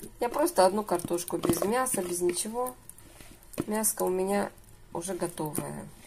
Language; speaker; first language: Russian; native; Russian